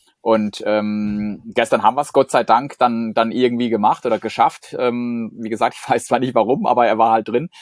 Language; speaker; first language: German; native; German